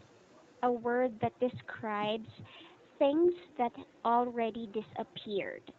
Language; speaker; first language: English; non-native, local second language; Filipino